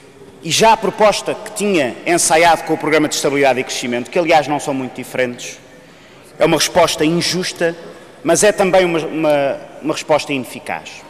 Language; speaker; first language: Portuguese; native; Portuguese